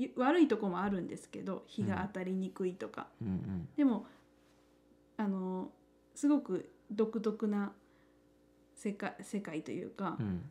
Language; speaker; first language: Japanese; native; Japanese